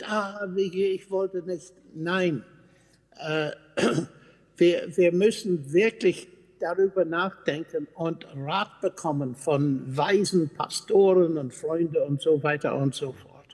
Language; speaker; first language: German; non-native, fluent; English